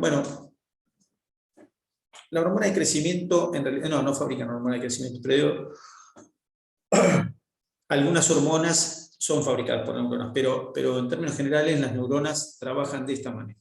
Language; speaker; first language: Spanish; native; Spanish